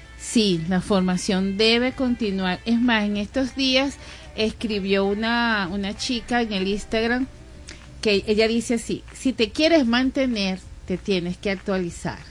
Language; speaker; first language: Spanish; native; Spanish